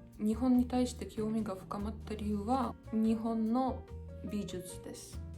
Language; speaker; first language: Japanese; non-native, learner; Georgian